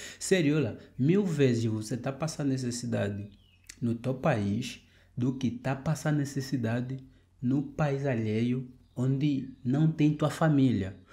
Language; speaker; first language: Portuguese; native; Portuguese